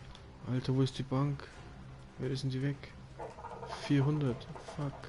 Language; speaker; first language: German; native; German